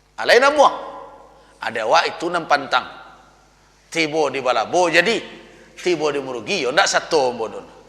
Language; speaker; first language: Malay; non-native, local second language; Minangkabau